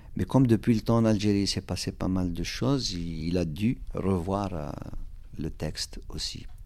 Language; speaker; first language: French; non-native, local second language; Kabyle